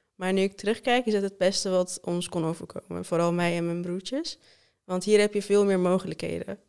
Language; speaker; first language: Dutch; early bilingual, other home language; Persian